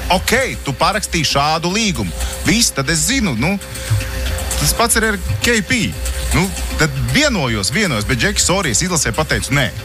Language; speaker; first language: Latvian; native; Latvian